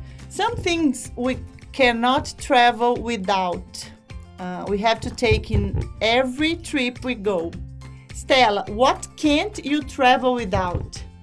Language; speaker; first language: English; non-native, fluent; Portuguese